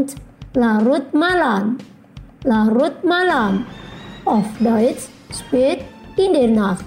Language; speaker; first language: German; non-native, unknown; Indonesian